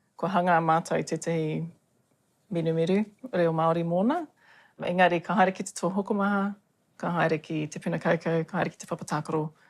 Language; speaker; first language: Māori; non-native, local second language; English